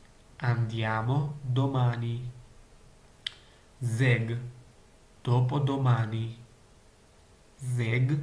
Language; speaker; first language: Italian; non-native, learner; Georgian